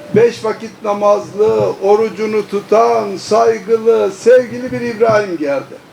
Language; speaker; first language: Turkish; native; Turkish